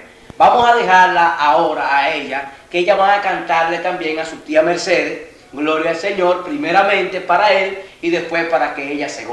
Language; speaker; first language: Spanish; native; Spanish